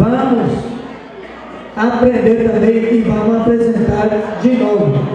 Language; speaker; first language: Portuguese; non-native, local second language; Spanish